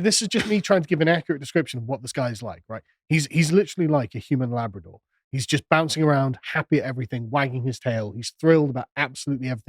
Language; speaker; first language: English; native; English